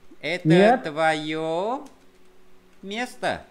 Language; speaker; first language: Russian; non-native, fluent; Vietnamese